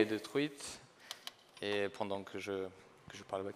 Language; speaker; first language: French; non-native, fluent; English